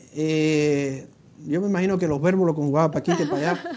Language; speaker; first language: Spanish; native; Spanish